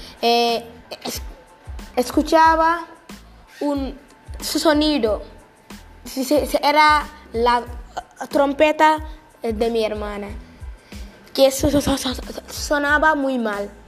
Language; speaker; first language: Spanish; non-native, learner; French